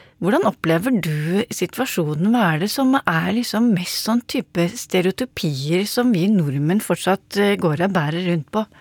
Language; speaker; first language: Norwegian; native; Norwegian